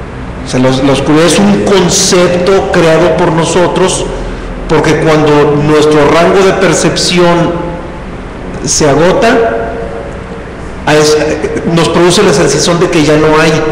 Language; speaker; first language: Spanish; native; Spanish